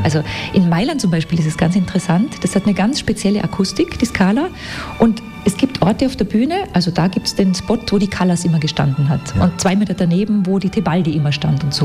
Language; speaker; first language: German; native; German